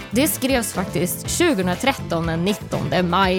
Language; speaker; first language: Swedish; native; Swedish